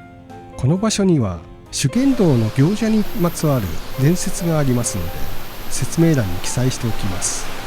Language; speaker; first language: Japanese; native; Japanese